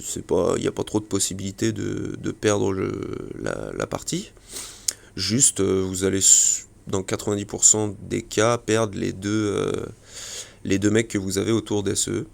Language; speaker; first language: French; native; French